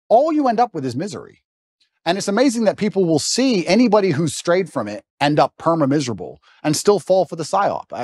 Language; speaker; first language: English; native; English